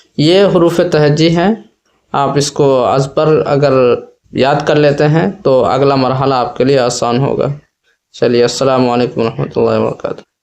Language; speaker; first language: Urdu; native; Urdu